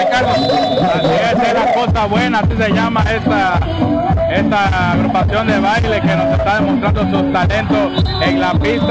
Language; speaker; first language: Spanish; native; Spanish